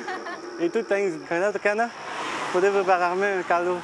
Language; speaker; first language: Portuguese; non-native, learner; French